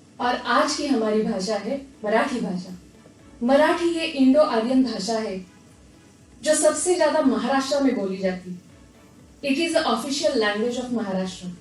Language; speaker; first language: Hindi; non-native, local second language; Marathi